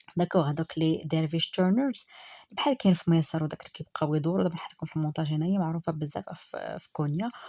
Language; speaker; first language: Arabic; native; Arabic